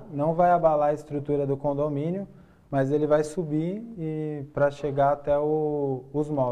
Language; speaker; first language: Portuguese; native; Portuguese